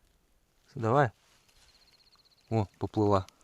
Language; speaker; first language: Russian; native; Russian